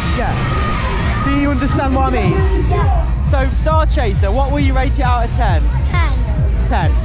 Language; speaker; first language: English; native; English